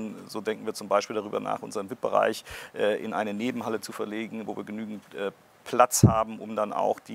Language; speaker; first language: German; native; German